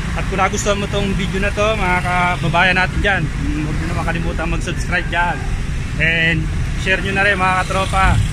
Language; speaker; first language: Filipino; native; Filipino